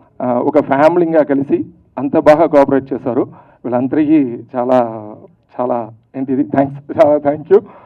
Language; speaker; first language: Telugu; early bilingual, heritage; Telugu